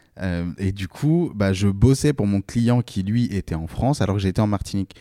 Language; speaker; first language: French; native; French